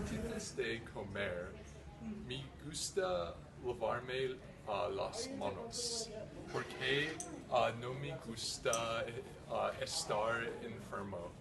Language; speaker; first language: Spanish; non-native, learner; English